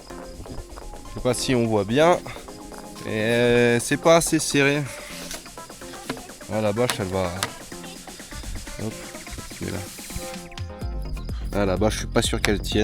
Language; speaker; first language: French; native; French